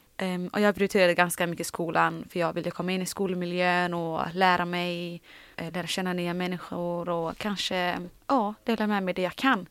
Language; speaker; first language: Swedish; early bilingual, other home language; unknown